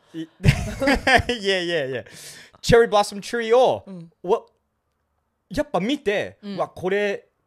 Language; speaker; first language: Japanese; non-native, fluent; English